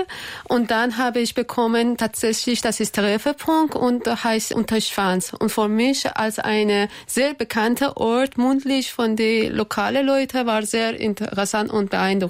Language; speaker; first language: German; non-native, learner; Persian